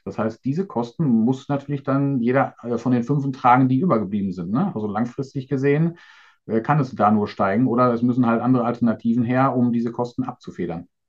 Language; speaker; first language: German; native; German